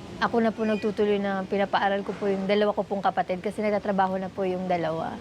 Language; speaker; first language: Filipino; non-native, local second language; Cebuano